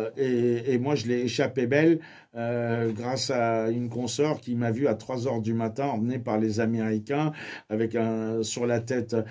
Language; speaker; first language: French; early bilingual, other home language; Armenian